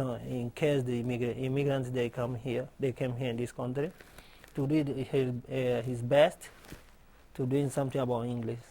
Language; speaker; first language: English; non-native, learner; Portuguese